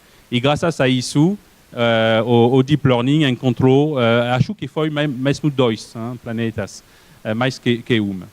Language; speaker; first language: Portuguese; non-native, fluent; French